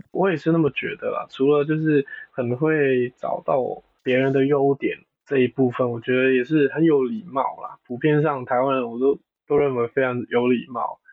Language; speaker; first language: Chinese; non-native, local second language; Cantonese